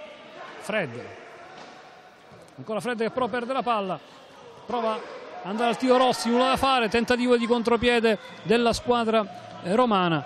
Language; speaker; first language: Italian; native; Italian